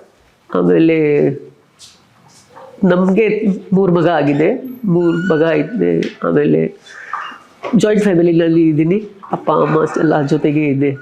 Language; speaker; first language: Kannada; non-native, local second language; Hindi